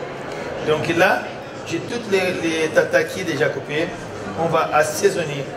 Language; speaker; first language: French; non-native, learner; Portuguese